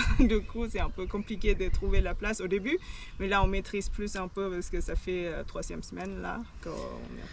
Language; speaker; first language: French; non-native, learner; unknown